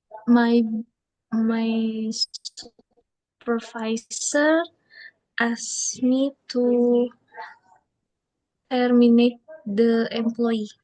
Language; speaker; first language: English; non-native, learner; Indonesian